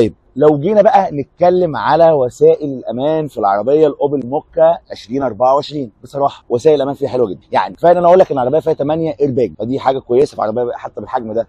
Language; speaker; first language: Arabic; native; Arabic